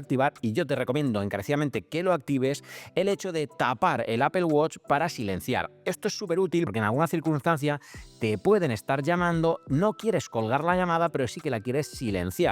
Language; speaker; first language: Spanish; native; Spanish